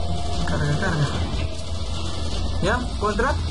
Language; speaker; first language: Spanish; native; Spanish